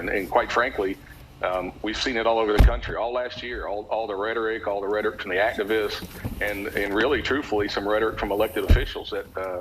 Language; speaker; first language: English; native; English